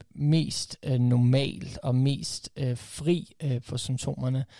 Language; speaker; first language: Danish; early bilingual, other home language; English